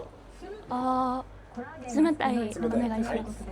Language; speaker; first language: Japanese; non-native, learner; Korean